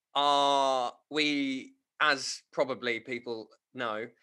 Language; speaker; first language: English; native; English